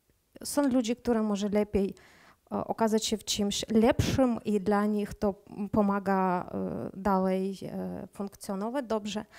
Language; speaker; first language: Polish; non-native, learner; Ukrainian